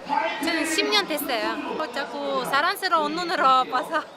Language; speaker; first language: Korean; early bilingual, other home language; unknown